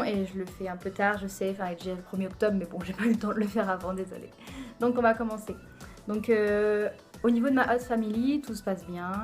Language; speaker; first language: French; native; French